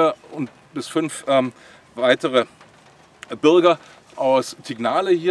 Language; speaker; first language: German; native; German